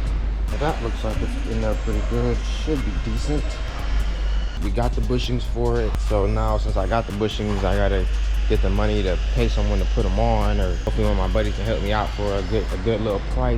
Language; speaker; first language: English; native; English